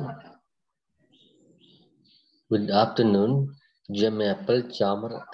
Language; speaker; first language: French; non-native, learner; Sinhala